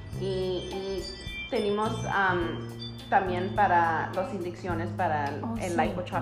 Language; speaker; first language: Spanish; early bilingual, heritage; Spanish